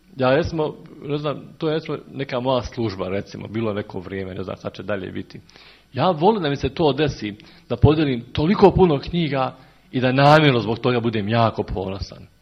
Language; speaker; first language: Serbian; native; Serbian